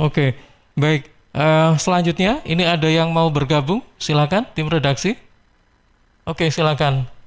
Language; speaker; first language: Indonesian; native; Indonesian